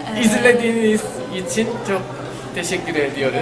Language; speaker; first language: Turkish; non-native, learner; Korean